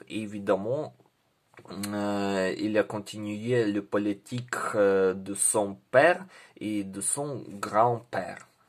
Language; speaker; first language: French; non-native, learner; Ukrainian